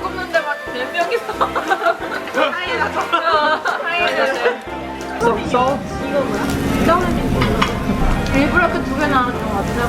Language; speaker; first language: Korean; early bilingual, heritage; Korean